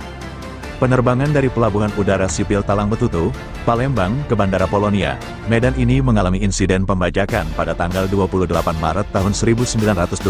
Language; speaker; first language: Indonesian; native; Indonesian